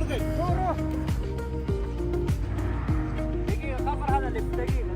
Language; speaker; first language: Arabic; non-native, learner; Malayalam